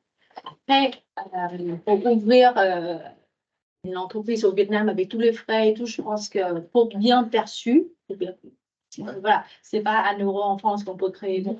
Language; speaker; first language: French; non-native, fluent; Vietnamese